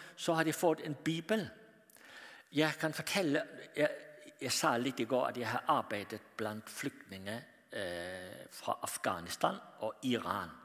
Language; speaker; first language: Norwegian; native; Norwegian